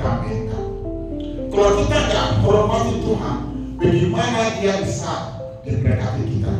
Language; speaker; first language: Indonesian; non-native, fluent; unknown